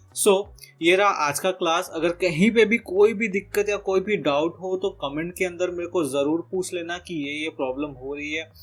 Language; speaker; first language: Hindi; native; Hindi